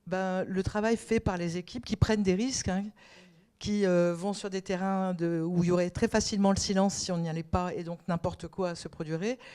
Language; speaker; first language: French; native; French